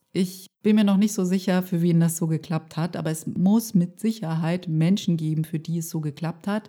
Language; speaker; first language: German; early bilingual, other home language; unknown